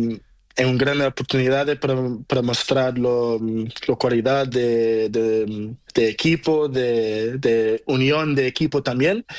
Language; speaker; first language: Spanish; non-native, learner; Portuguese